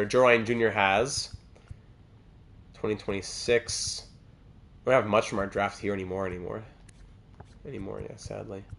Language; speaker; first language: English; native; English